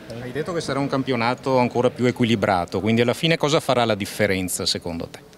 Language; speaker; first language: Italian; native; Italian